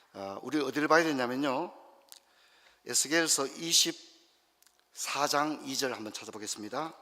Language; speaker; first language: Korean; native; Korean